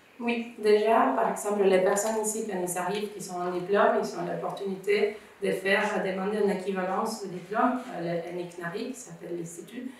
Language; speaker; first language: French; non-native, fluent; Spanish